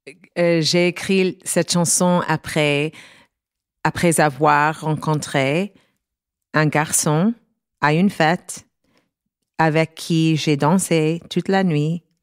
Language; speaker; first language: French; non-native, fluent; English